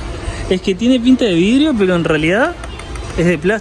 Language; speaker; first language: Spanish; native; Spanish